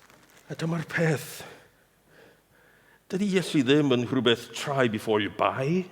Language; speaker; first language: Welsh; non-native, fluent; English